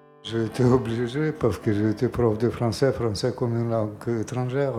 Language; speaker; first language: French; non-native, fluent; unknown